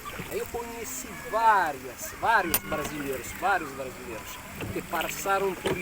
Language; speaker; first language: Portuguese; non-native, fluent; Italian